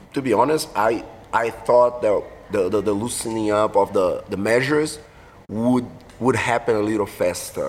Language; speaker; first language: English; non-native, fluent; Portuguese